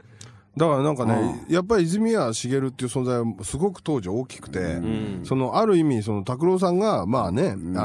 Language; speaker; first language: Japanese; native; Japanese